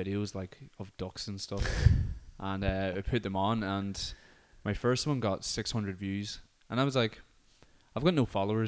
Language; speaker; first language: English; native; English